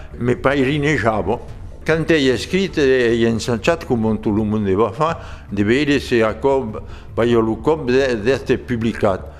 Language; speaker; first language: Occitan; native; Occitan